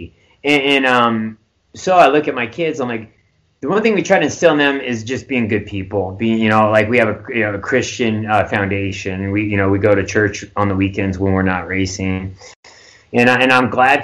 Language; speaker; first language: English; native; English